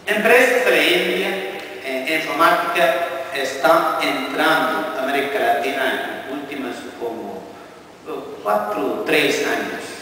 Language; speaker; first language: Spanish; non-native, fluent; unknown